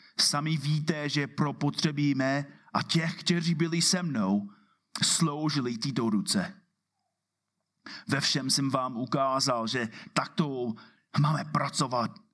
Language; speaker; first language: Czech; non-native, fluent; English